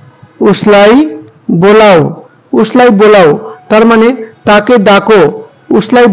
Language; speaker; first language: Nepali; non-native, fluent; Bangla